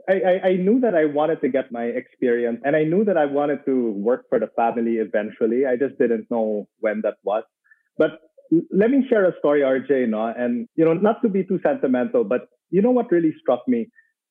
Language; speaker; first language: English; non-native, local second language; Filipino